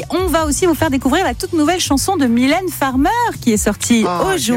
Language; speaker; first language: French; native; French